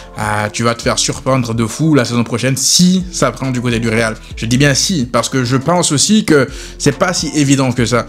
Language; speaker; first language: French; native; French